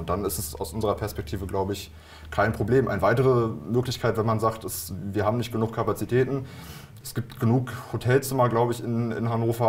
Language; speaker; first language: German; native; German